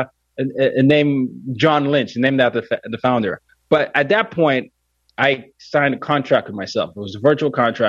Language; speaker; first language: English; non-native, local second language; Yoruba